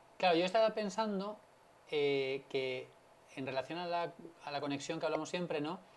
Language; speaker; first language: Spanish; native; Spanish